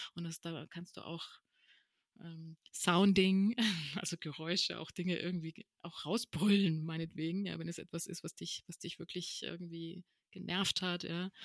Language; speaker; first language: German; early bilingual, other home language; Spanish